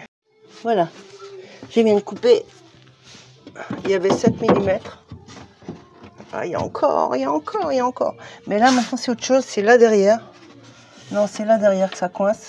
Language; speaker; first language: French; native; French